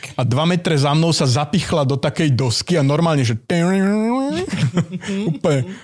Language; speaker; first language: Slovak; native; Slovak